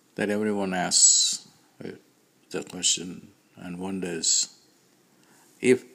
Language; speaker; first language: English; non-native, local second language; Tamil